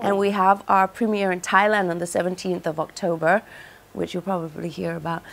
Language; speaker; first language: English; non-native, fluent; Thai